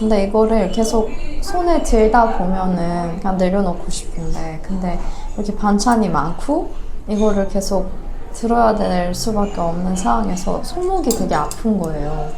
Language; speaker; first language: Korean; non-native, fluent; Persian